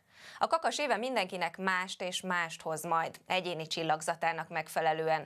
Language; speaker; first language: Hungarian; native; Hungarian